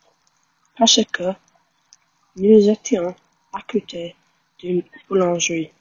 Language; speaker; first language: French; non-native, learner; English